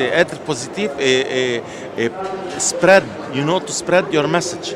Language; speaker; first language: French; non-native, local second language; Arabic